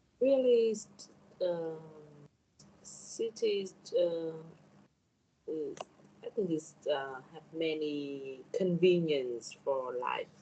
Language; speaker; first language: English; non-native, learner; Thai